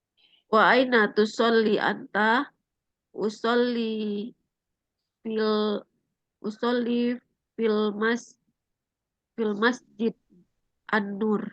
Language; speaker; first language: Arabic; non-native, learner; Indonesian